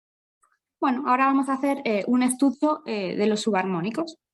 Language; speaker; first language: Spanish; native; Spanish